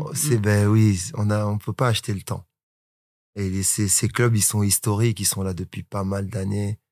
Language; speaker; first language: French; native; French